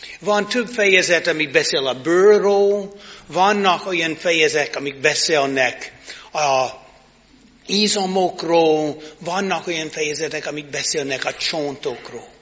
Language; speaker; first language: Hungarian; non-native, learner; English